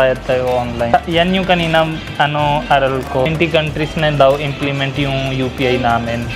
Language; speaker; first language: Filipino; non-native, learner; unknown